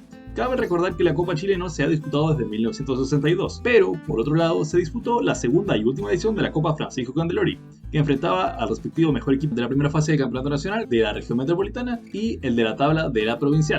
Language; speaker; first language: Spanish; native; Spanish